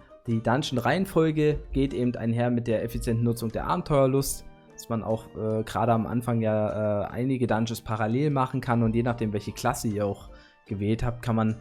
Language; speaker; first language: German; native; German